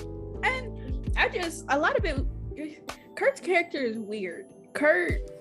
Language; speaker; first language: English; native; English